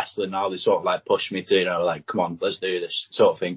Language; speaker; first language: English; non-native, local second language; Welsh